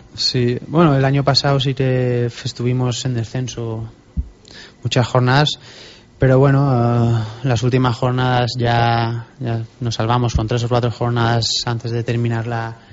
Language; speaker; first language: Spanish; native; Spanish